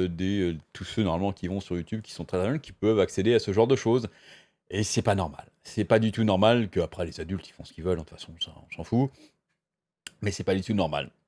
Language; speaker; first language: French; native; French